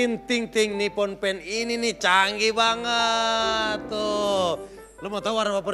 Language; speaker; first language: Indonesian; native; Indonesian